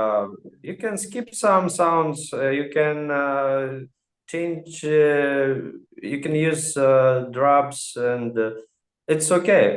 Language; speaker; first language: English; non-native, fluent; Russian